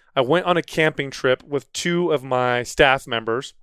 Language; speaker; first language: English; native; English